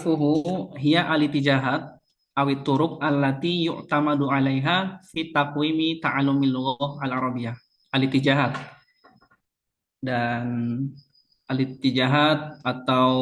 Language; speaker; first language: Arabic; non-native, local second language; Indonesian